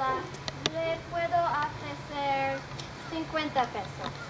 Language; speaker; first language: Spanish; non-native, learner; English